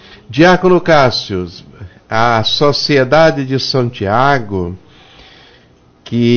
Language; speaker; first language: Portuguese; native; Portuguese